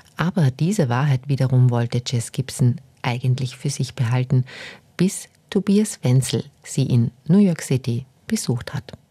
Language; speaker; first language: German; native; German